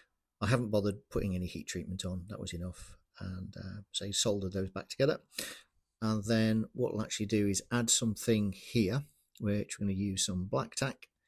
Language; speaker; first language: English; native; English